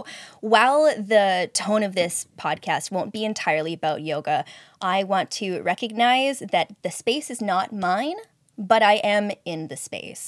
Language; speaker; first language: English; native; English